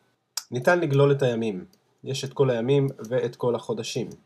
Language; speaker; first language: Hebrew; native; Hebrew